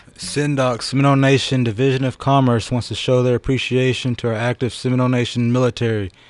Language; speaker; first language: English; native; English